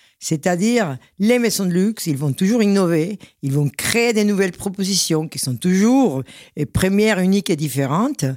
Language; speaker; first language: French; non-native, fluent; Spanish